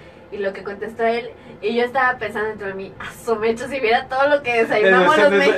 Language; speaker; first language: Spanish; native; Spanish